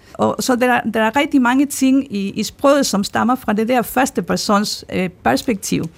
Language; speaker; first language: Danish; non-native, fluent; Spanish